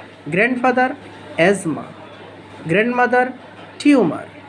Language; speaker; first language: English; non-native, local second language; Bangla